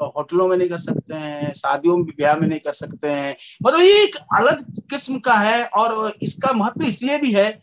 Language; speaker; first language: Hindi; native; Hindi